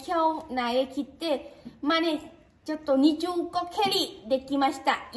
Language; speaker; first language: Japanese; non-native, learner; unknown